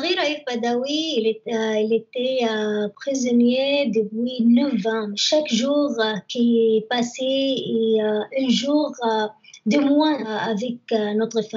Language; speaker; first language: French; non-native, learner; Arabic